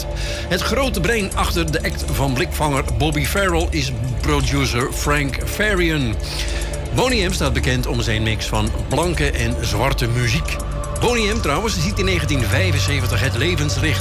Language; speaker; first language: Dutch; native; Dutch